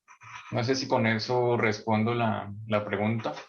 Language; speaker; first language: Spanish; native; Spanish